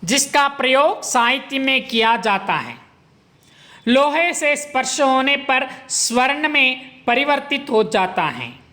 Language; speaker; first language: Hindi; non-native, local second language; Kannada